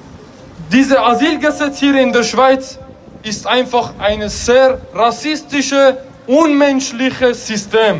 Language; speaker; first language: German; non-native, fluent; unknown